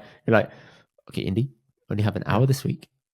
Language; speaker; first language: English; early bilingual, other home language; Punjabi